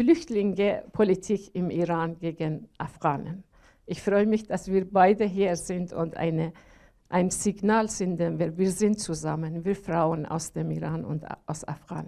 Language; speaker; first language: German; non-native, learner; Persian